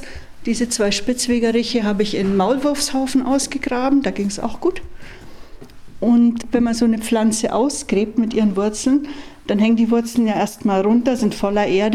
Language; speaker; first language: German; native; German